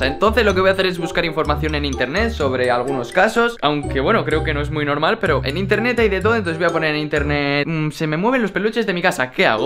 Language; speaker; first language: Spanish; native; Spanish